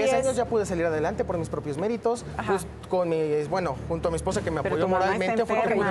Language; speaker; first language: Spanish; native; Spanish